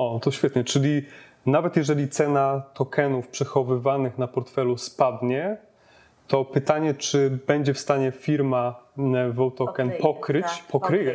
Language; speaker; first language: Polish; native; Polish